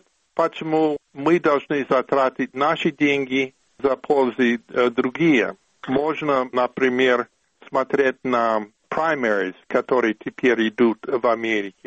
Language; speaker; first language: Russian; non-native, fluent; English